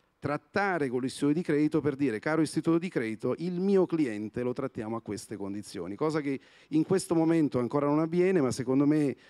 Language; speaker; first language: Italian; native; Italian